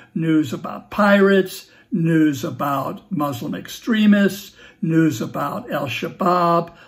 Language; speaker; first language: English; native; English